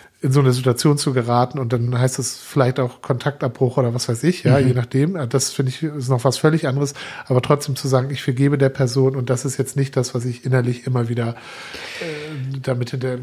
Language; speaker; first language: German; native; German